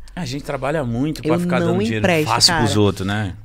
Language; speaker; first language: Portuguese; native; Portuguese